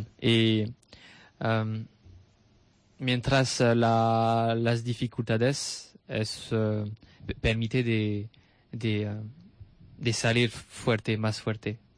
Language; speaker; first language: Spanish; non-native, learner; French